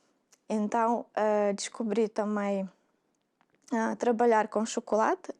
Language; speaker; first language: Portuguese; non-native, fluent; Russian